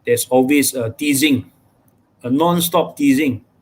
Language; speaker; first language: English; non-native, local second language; Malay